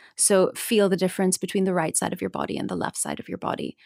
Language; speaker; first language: English; native; English